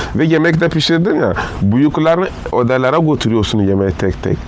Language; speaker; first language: Turkish; non-native, learner; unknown